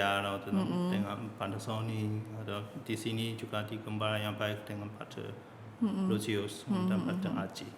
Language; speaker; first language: Indonesian; non-native, learner; Chinese